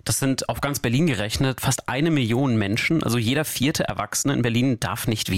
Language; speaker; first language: German; native; German